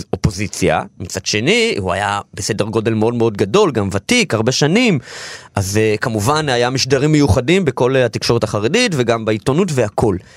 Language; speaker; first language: Hebrew; native; Hebrew